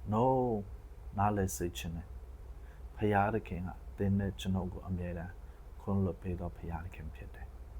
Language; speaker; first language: Burmese; non-native, local second language; Tedim Chin